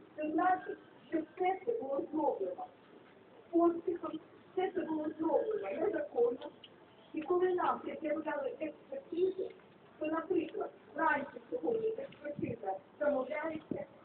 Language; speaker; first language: Ukrainian; non-native, local second language; Russian